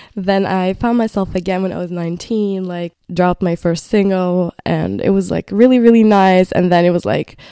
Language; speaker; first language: English; non-native, fluent; Arabic